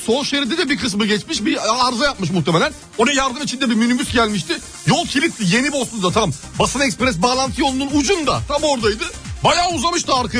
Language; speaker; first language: Turkish; native; Turkish